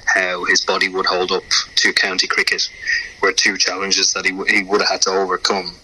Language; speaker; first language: English; native; English